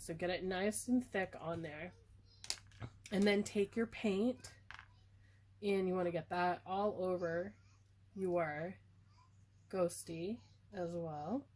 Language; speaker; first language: English; native; English